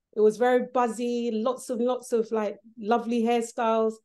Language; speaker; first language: English; early bilingual, other home language; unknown